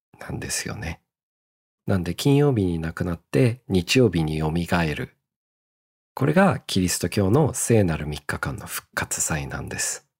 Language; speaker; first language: Japanese; early bilingual, heritage; Japanese